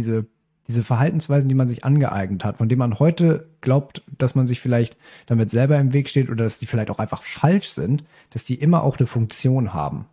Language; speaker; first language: German; native; German